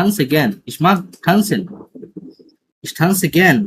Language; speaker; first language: German; non-native, learner; Bangla